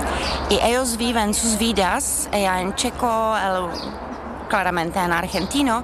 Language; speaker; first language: Spanish; non-native, learner; Czech